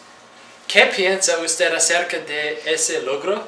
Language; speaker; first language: Spanish; non-native, learner; English